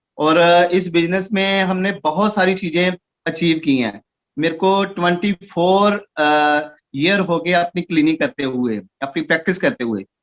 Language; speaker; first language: Hindi; non-native, local second language; Punjabi